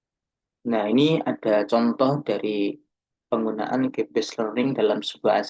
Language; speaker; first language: Indonesian; native; Indonesian